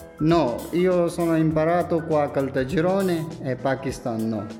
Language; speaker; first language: Italian; non-native, learner; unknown